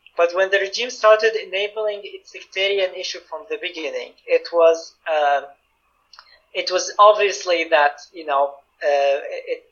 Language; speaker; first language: English; non-native, fluent; Arabic